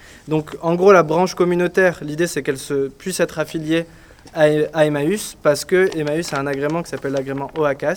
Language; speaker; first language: French; native; French